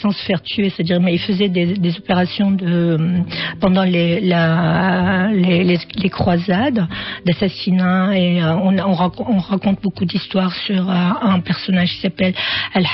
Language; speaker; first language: French; non-native, fluent; Arabic